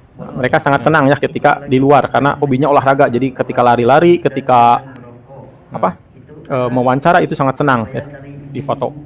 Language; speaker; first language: Indonesian; non-native, local second language; Sundanese